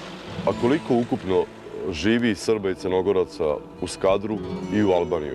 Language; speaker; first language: Bosnian; native; Bosnian